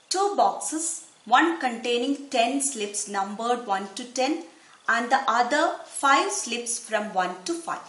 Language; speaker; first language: English; non-native, local second language; Malayalam